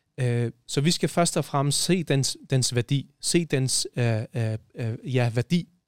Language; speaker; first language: Danish; early bilingual, other home language; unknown